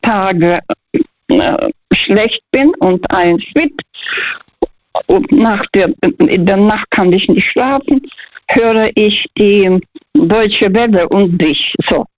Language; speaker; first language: German; non-native, fluent; Russian